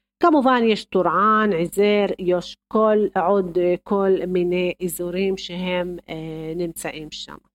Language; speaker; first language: Hebrew; non-native, local second language; Arabic